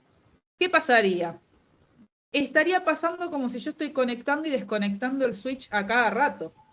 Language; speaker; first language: Spanish; native; Spanish